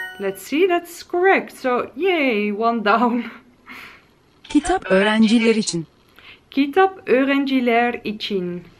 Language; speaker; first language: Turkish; non-native, learner; Dutch